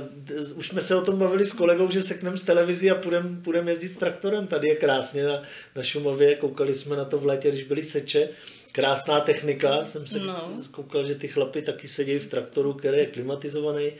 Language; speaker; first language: Czech; native; Czech